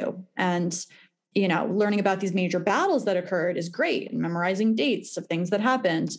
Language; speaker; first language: English; native; English